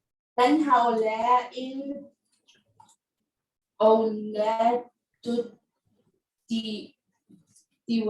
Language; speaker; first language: Arabic; non-native, learner; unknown